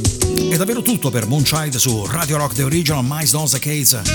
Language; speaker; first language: Italian; native; Italian